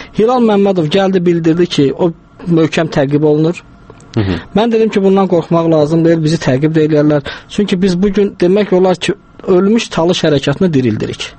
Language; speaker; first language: Azerbaijani; non-native, local second language; Talysh